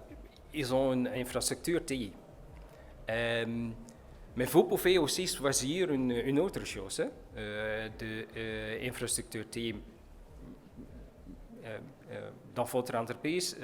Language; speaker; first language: French; non-native, learner; Dutch